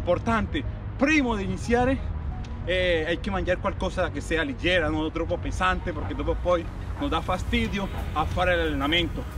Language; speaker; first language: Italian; non-native, learner; Spanish